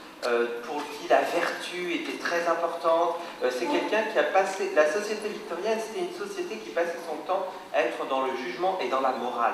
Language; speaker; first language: French; native; French